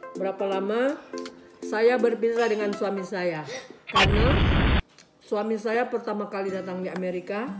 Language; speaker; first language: Indonesian; native; Indonesian